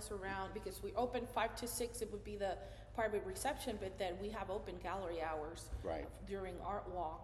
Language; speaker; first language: English; non-native, fluent; Spanish